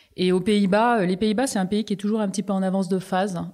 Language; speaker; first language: French; native; French